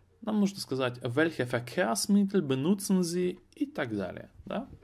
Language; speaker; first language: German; non-native, fluent; Russian